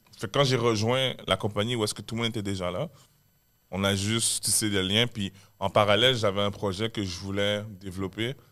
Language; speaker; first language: French; native; French